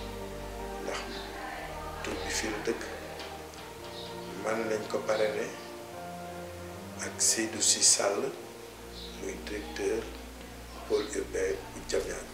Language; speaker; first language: French; non-native, local second language; Wolof